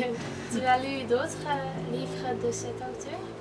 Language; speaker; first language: French; non-native, learner; Dutch